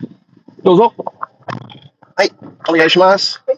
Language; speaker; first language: Japanese; non-native, learner; English